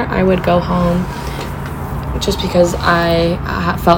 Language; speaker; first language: English; native; English